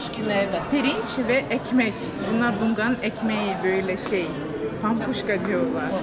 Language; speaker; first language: Turkish; early bilingual, heritage; Turkish